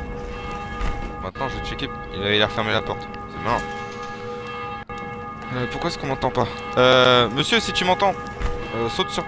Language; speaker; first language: French; native; French